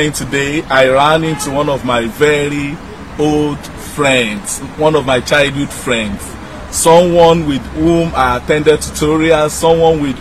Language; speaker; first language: English; non-native, local second language; Yoruba